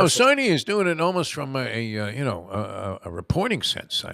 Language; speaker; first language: English; native; English